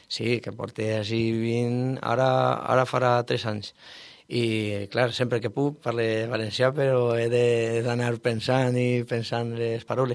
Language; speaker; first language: Catalan; non-native, learner; Spanish